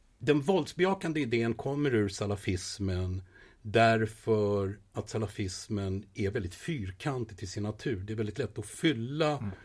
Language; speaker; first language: Swedish; native; Swedish